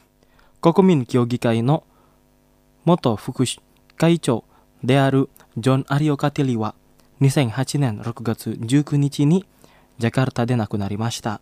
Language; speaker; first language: Japanese; non-native, fluent; Indonesian